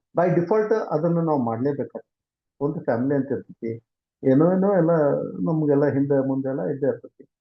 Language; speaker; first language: Kannada; native; Kannada